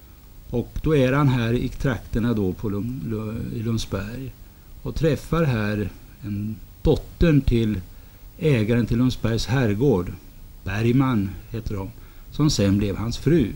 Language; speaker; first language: Swedish; native; Swedish